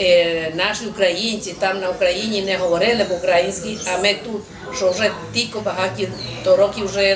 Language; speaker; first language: Ukrainian; early bilingual, heritage; Ukrainian